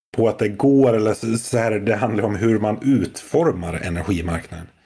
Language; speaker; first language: Swedish; native; Swedish